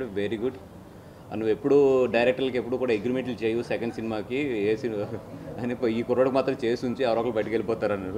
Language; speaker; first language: Telugu; native; Telugu